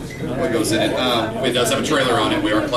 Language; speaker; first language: English; native; English